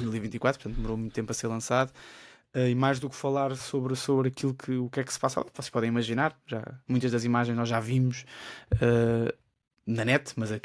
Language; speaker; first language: Portuguese; native; Portuguese